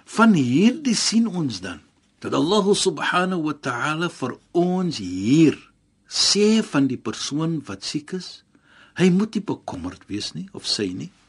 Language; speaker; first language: Afrikaans; non-native, fluent; Arabic